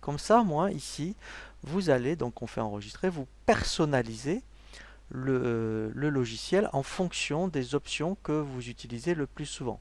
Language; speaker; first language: French; native; French